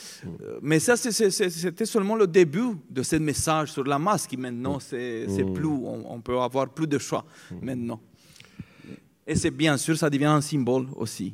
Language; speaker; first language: French; non-native, fluent; Romanian